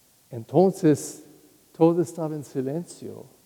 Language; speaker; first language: Spanish; non-native, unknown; English